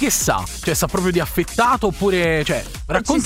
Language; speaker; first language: Italian; native; Italian